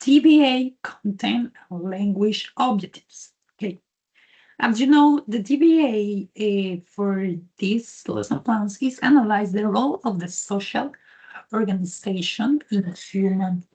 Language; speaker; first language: English; non-native, learner; Spanish